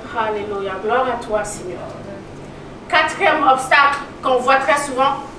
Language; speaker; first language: French; native; French